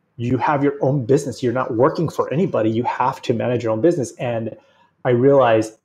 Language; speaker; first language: English; native; English